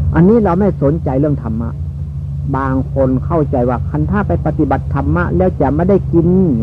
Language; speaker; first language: Thai; non-native, local second language; Northeastern Thai